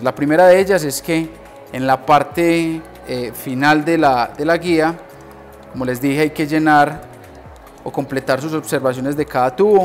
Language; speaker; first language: Spanish; native; Spanish